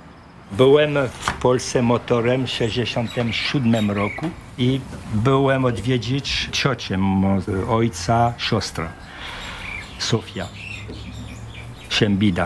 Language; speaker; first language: Polish; early bilingual, heritage; Polish